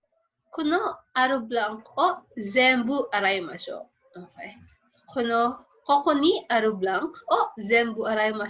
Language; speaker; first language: Japanese; non-native, fluent; Filipino